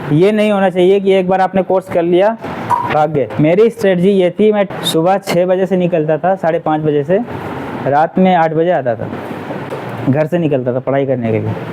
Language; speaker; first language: Hindi; native; Hindi